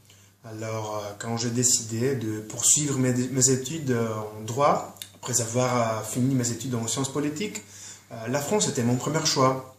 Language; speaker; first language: French; non-native, fluent; Greek